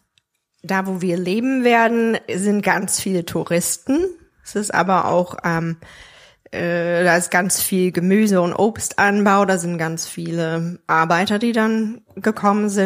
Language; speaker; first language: German; non-native, fluent; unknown